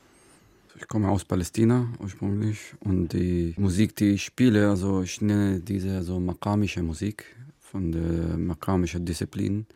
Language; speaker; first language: German; non-native, fluent; Arabic